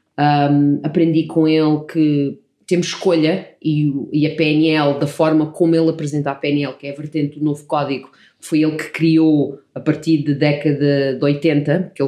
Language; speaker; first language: Portuguese; early bilingual, other home language; English